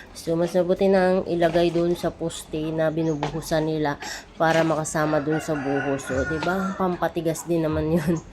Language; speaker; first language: Filipino; non-native, local second language; Cebuano